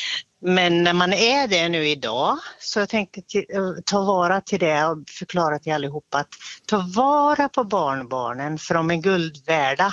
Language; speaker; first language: Swedish; native; Swedish